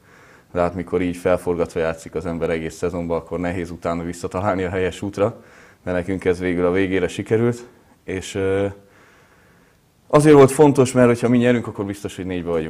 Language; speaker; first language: Hungarian; native; Hungarian